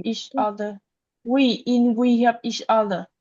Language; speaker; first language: English; non-native, learner; Vietnamese